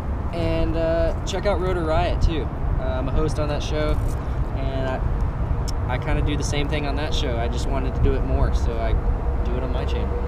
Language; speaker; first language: English; native; English